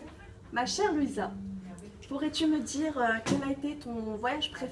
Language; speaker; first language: French; native; French